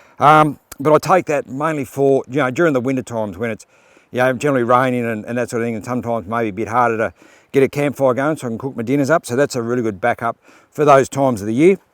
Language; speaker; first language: English; native; English